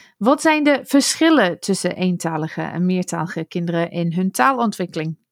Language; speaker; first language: Dutch; non-native, fluent; English